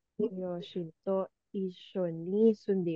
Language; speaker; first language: Japanese; non-native, learner; Filipino